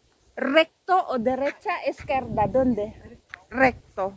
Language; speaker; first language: Spanish; non-native, learner; Filipino